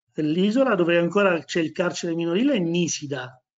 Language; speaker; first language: Italian; native; Italian